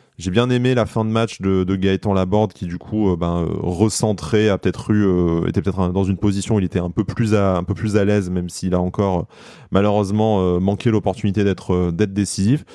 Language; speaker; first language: French; native; French